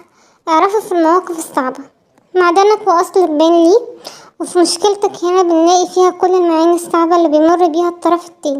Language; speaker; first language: Arabic; native; Arabic